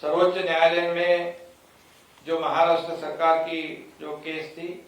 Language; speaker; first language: Hindi; non-native, local second language; Marathi